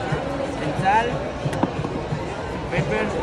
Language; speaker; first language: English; non-native, learner; Spanish